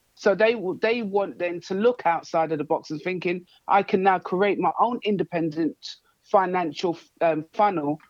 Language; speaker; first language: English; native; English